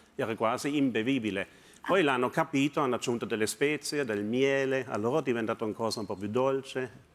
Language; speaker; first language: Italian; non-native, fluent; German